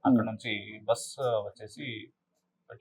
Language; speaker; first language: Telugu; non-native, local second language; Kannada